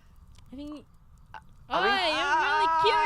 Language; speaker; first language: English; non-native, learner; Indonesian